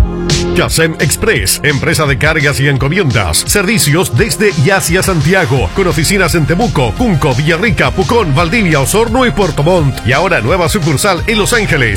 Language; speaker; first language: Spanish; native; Spanish